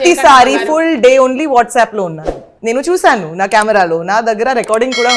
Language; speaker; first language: Telugu; non-native, learner; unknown